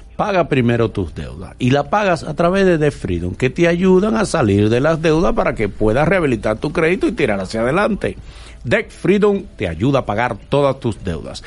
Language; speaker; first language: Spanish; native; Spanish